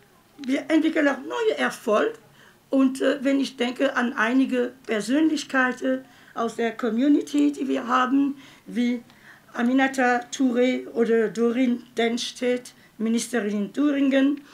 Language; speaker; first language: German; non-native, fluent; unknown